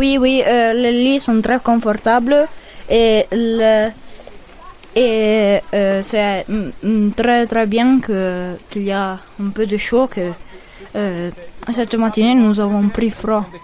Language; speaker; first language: French; non-native, local second language; Italian